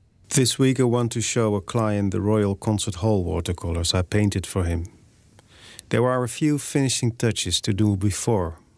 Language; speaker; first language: English; non-native, fluent; Dutch